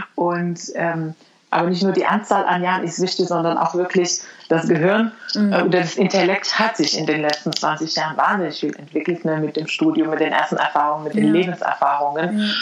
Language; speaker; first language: German; non-native, fluent; Arabic